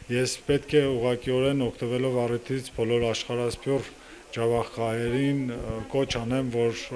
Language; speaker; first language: Armenian; native; Armenian